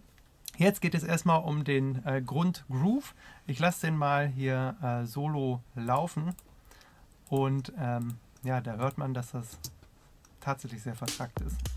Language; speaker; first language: German; native; German